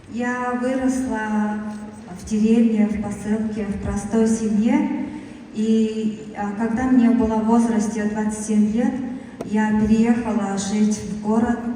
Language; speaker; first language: Russian; non-native, learner; Mongolian